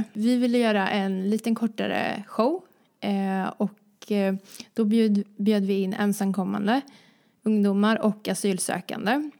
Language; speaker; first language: Swedish; early bilingual, other home language; Croatian